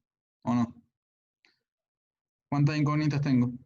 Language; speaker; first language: Spanish; native; Spanish